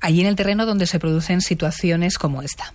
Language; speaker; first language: Spanish; native; Spanish